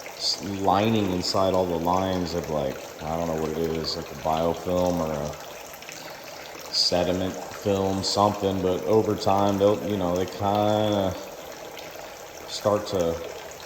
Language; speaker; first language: English; native; English